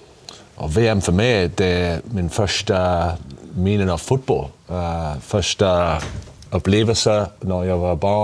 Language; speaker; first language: Swedish; non-native, learner; English